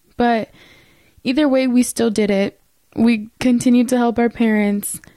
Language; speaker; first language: English; early bilingual, other home language; Spanish